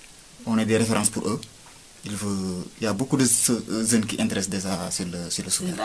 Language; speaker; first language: French; non-native, local second language; Wolof